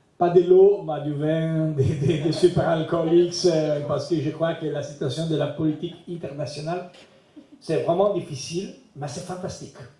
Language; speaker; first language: French; non-native, learner; Italian